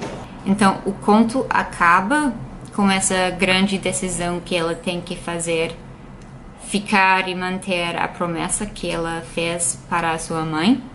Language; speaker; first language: Portuguese; non-native, fluent; English